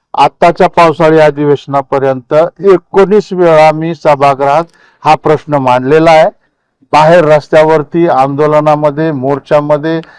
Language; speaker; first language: Marathi; non-native, local second language; Lambadi